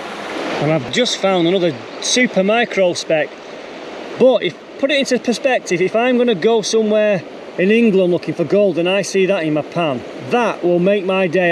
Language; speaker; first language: English; native; English